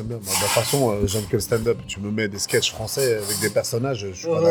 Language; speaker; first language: French; native; French